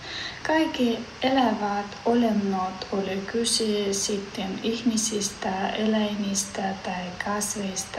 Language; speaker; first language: Finnish; non-native, learner; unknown